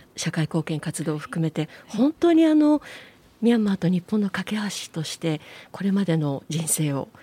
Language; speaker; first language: Japanese; native; Japanese